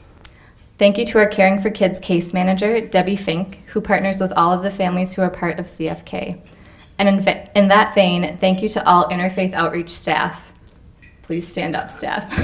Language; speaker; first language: English; native; English